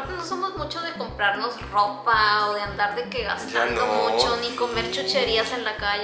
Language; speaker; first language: Spanish; native; Spanish